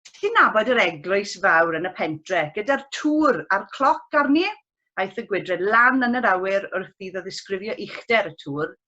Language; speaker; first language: Welsh; non-native, local second language; English